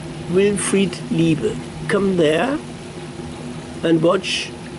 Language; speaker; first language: English; non-native, learner; German